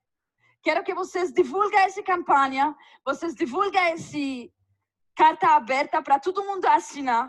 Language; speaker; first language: Portuguese; non-native, fluent; Arabic